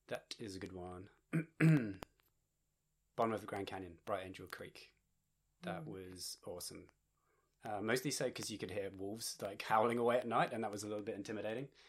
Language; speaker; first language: English; native; English